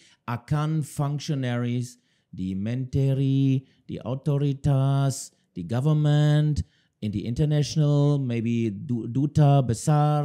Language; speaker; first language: Indonesian; non-native, learner; German